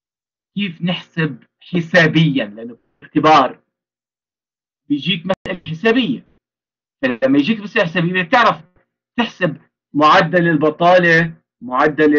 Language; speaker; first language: Arabic; native; Arabic